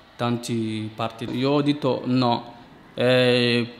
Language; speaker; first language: Italian; non-native, fluent; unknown